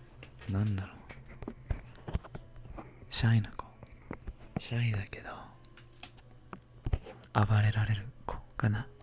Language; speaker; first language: Japanese; non-native, learner; English